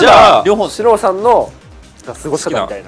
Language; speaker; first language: Japanese; native; Japanese